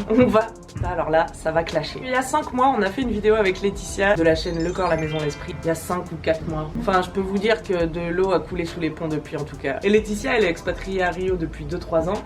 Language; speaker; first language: French; native; French